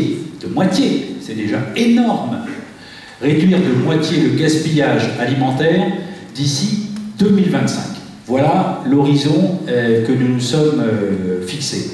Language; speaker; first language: French; native; French